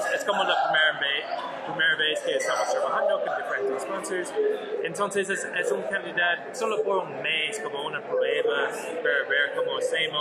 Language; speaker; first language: Spanish; non-native, learner; English